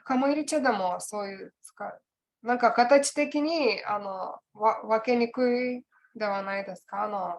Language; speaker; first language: Japanese; non-native, learner; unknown